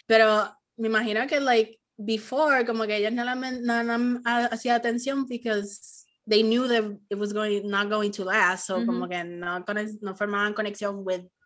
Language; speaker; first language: Spanish; early bilingual, heritage; Spanish